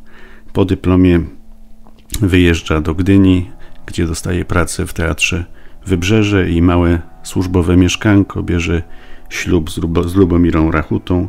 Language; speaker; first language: Polish; native; Polish